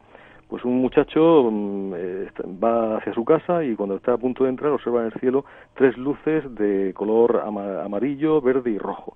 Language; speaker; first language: Spanish; native; Spanish